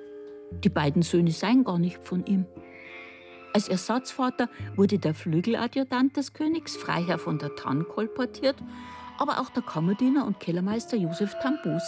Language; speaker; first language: German; native; German